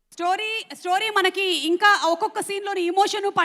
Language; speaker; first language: Telugu; native; Telugu